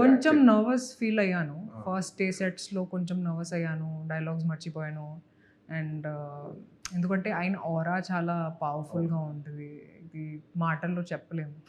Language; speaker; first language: Telugu; non-native, local second language; Hindi